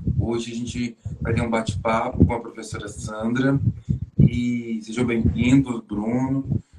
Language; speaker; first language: Portuguese; native; Portuguese